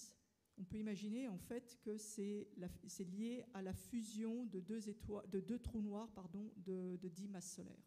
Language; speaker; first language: French; native; French